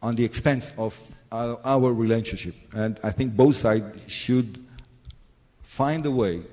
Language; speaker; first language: English; non-native, fluent; Hebrew